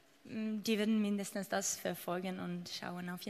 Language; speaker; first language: German; non-native, fluent; Georgian